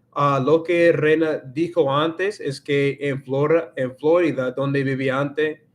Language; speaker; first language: Spanish; non-native, learner; English